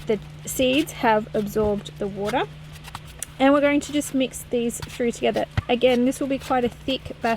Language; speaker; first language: English; native; English